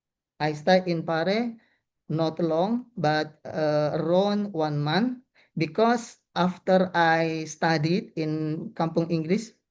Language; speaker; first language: English; non-native, learner; Indonesian